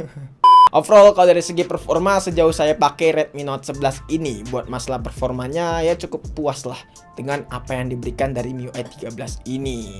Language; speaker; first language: Indonesian; native; Indonesian